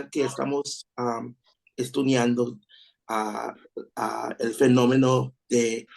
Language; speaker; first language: Spanish; non-native, learner; English